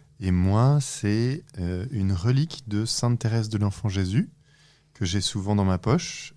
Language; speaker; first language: French; native; French